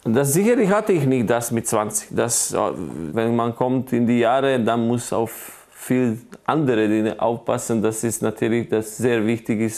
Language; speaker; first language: German; non-native, fluent; Croatian